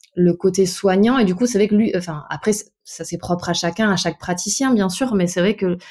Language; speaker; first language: French; native; French